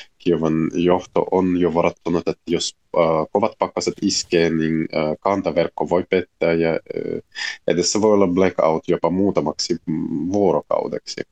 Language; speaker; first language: Finnish; non-native, fluent; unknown